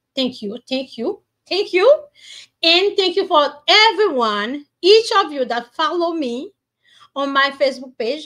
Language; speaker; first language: English; non-native, learner; Haitian Creole